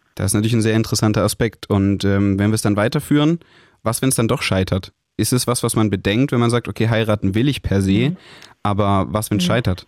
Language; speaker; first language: German; native; German